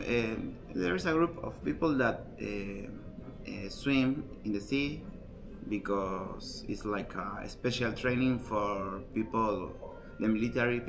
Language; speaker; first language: English; non-native, learner; Spanish